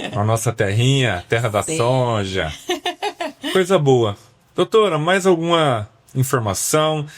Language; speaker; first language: Portuguese; native; Portuguese